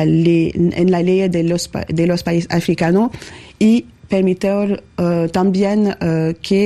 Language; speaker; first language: Spanish; non-native, learner; French